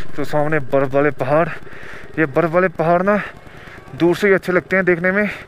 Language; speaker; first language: Hindi; native; Hindi